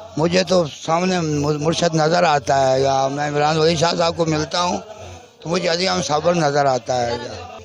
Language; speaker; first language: Urdu; non-native, local second language; Punjabi